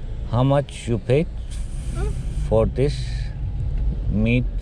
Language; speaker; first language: English; non-native, learner; Turkish